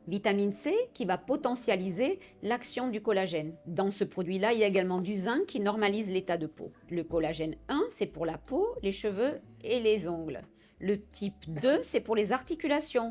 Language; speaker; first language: French; native; French